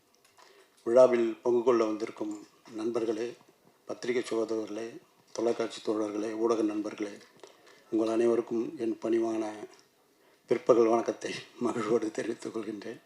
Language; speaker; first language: Tamil; native; Tamil